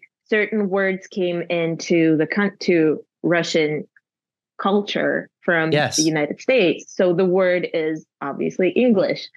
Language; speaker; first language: English; non-native, fluent; Russian